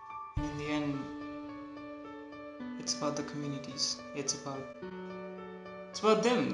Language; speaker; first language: English; non-native, local second language; Nepali